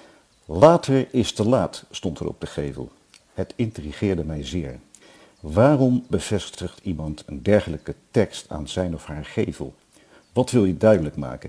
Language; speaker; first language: Dutch; native; Dutch